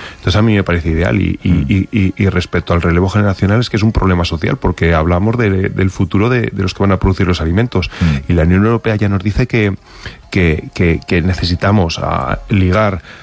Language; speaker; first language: Spanish; native; Spanish